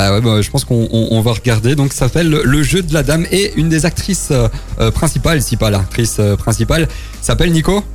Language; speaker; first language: French; native; French